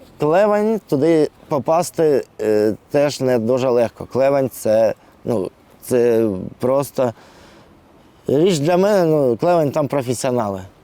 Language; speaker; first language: Ukrainian; non-native, local second language; Russian